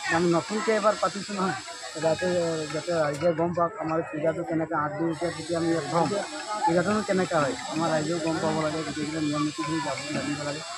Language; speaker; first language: Assamese; non-native, local second language; Odia